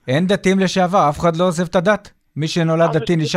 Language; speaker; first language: Hebrew; native; Hebrew